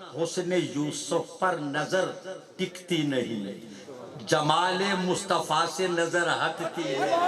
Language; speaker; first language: Urdu; non-native, local second language; Saraiki